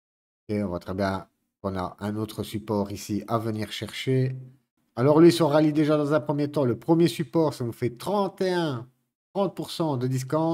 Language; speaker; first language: French; native; French